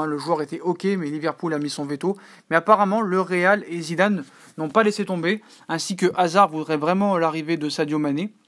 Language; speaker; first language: French; native; French